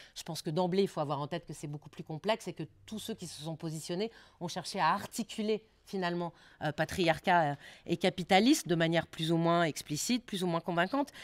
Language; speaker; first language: French; native; French